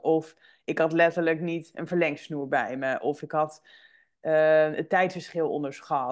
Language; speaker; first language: Dutch; native; Dutch